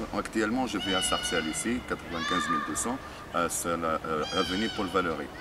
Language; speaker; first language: French; non-native, local second language; Arabic